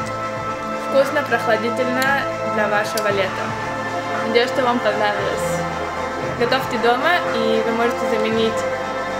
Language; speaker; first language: Russian; early bilingual, heritage; Russian